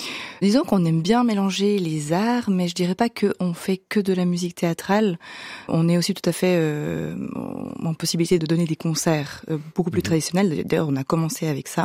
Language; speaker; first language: French; native; French